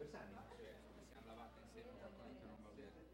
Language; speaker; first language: Italian; native; Italian